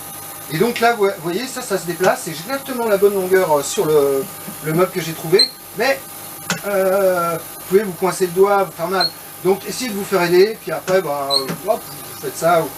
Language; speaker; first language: French; native; French